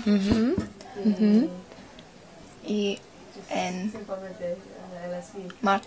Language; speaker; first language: Spanish; non-native, learner; English